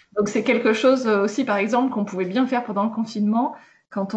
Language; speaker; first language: French; native; French